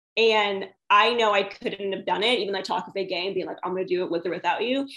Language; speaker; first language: English; native; English